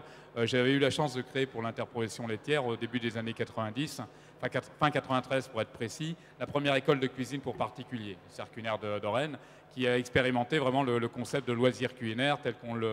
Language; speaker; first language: French; native; French